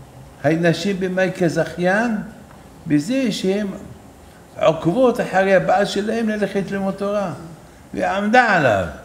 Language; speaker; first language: Hebrew; non-native, fluent; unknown